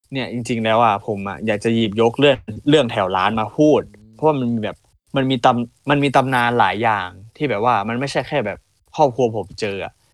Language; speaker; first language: Thai; native; Thai